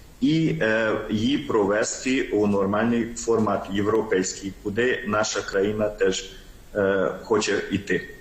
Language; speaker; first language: Ukrainian; non-native, local second language; Hungarian